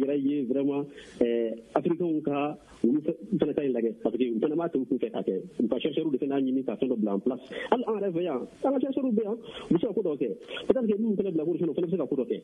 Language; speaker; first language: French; non-native, local second language; Bambara